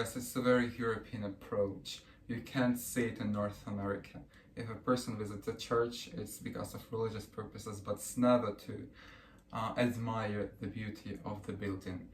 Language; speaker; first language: English; early bilingual, other home language; Russian